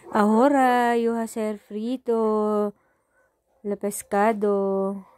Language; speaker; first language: Spanish; non-native, learner; Filipino